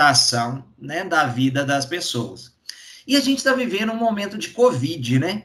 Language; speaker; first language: Portuguese; native; Portuguese